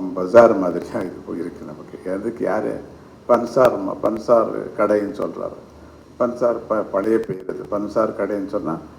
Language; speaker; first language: Tamil; non-native, fluent; Kannada